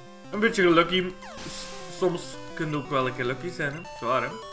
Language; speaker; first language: Dutch; native; Dutch